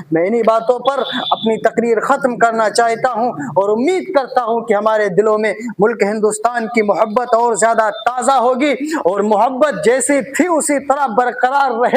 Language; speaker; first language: Urdu; native; Urdu